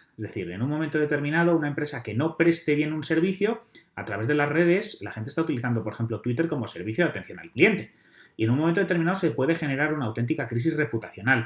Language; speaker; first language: Spanish; native; Spanish